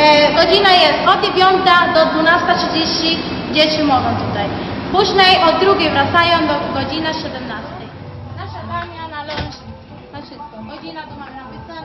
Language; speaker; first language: Polish; non-native, learner; Spanish